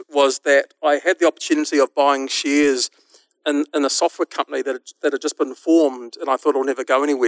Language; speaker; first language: English; native; English